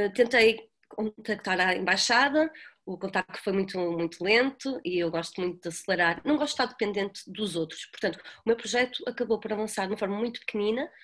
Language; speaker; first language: Portuguese; native; Portuguese